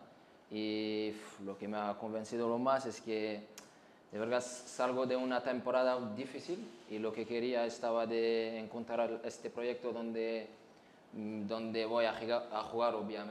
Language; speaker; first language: Spanish; non-native, fluent; French